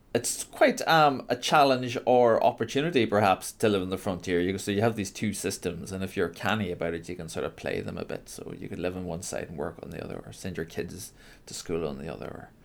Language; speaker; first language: English; native; English